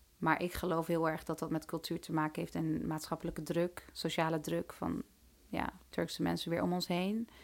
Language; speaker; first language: Dutch; early bilingual, other home language; Turkish